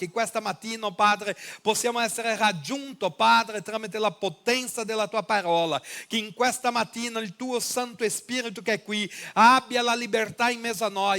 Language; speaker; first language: Italian; non-native, fluent; Portuguese